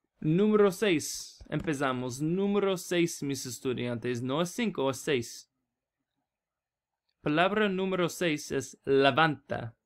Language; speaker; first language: Spanish; non-native, learner; English